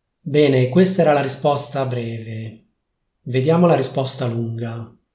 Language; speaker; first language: Italian; native; Italian